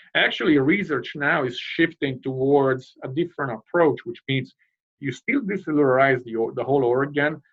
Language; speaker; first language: English; non-native, fluent; Italian